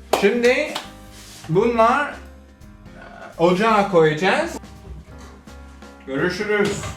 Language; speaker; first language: Turkish; non-native, learner; English